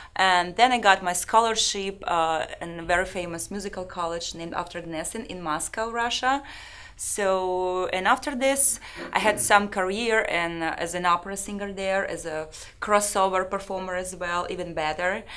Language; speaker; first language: English; non-native, fluent; Russian